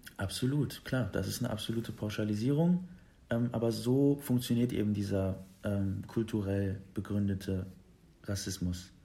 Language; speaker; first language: German; early bilingual, other home language; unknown